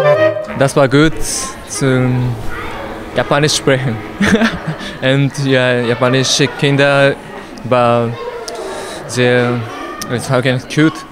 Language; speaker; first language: German; non-native, learner; Japanese